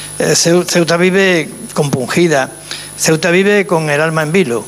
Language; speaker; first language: Spanish; native; Spanish